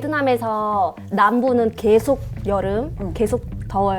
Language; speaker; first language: Korean; non-native, fluent; Vietnamese